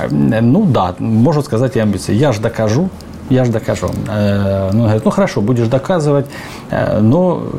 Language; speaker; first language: Russian; native; Russian